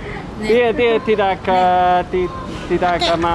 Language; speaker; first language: Indonesian; non-native, learner; English